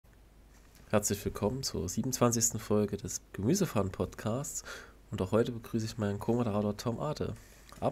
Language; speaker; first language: German; native; German